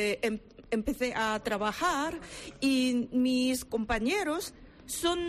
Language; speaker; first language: Spanish; non-native, learner; Korean